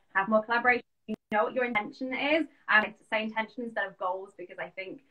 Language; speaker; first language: English; native; English